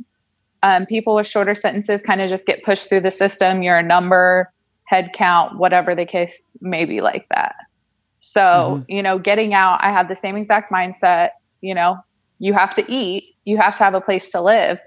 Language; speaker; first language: English; native; English